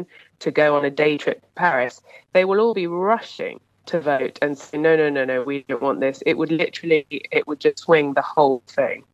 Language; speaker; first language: English; native; English